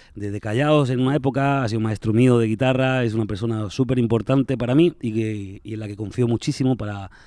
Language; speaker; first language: Spanish; native; Spanish